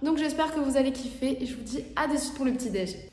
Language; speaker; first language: French; native; French